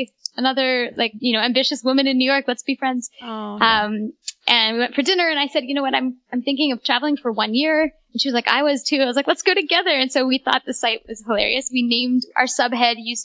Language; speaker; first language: English; native; English